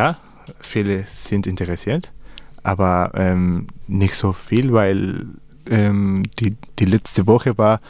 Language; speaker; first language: German; non-native, learner; Spanish